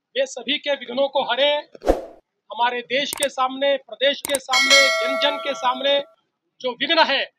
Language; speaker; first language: Hindi; non-native, local second language; Marathi